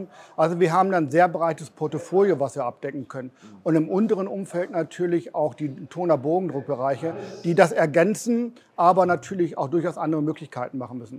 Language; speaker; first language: German; native; German